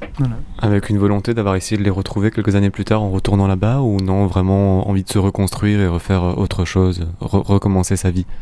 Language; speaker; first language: French; native; French